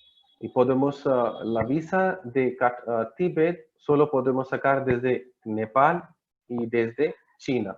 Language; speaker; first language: Spanish; non-native, learner; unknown